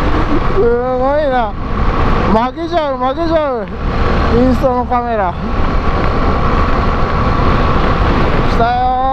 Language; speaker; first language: Japanese; native; Japanese